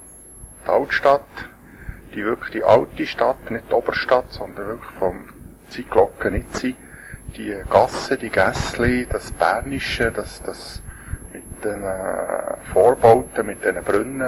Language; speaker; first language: German; native; German